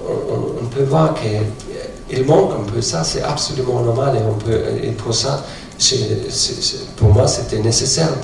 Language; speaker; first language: French; non-native, fluent; German